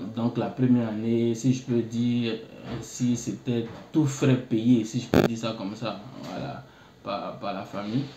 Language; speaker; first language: French; non-native, local second language; Baoulé